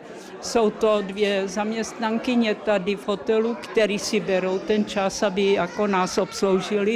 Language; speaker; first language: Czech; early bilingual, other home language; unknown